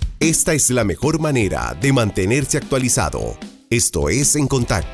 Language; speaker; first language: Spanish; native; Spanish